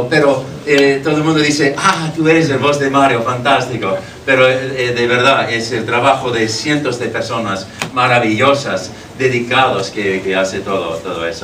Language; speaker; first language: Spanish; non-native, fluent; English